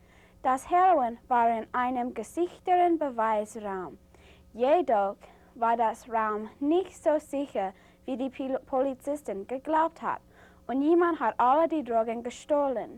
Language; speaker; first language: German; non-native, learner; English